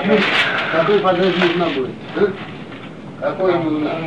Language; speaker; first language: Russian; non-native, learner; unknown